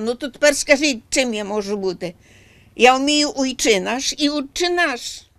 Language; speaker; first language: Ukrainian; early bilingual, heritage; Ukrainian